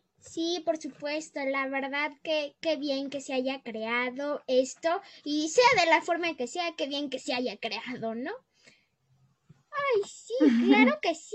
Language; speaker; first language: Spanish; native; Spanish